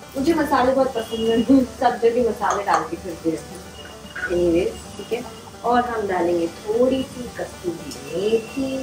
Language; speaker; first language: Hindi; native; Hindi